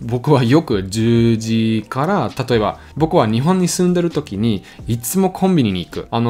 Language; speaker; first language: Japanese; non-native, learner; German